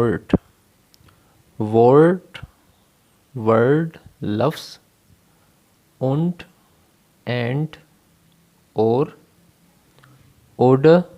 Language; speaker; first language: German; non-native, fluent; Urdu